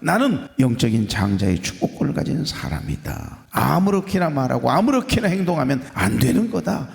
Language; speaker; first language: Korean; native; Korean